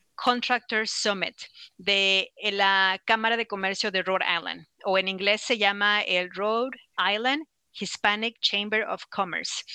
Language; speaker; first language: Spanish; native; Spanish